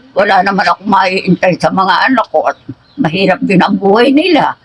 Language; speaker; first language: Filipino; native; Filipino